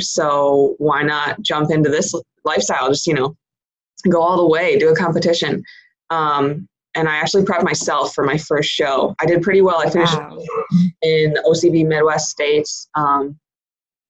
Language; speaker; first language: English; native; English